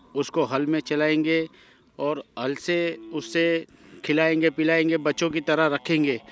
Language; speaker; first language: Hindi; non-native, local second language; Gujarati